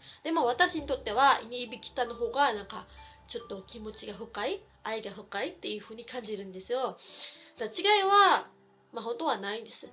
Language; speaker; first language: Japanese; non-native, fluent; Filipino